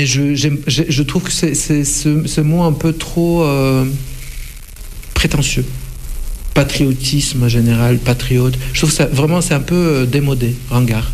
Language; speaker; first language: French; non-native, fluent; Russian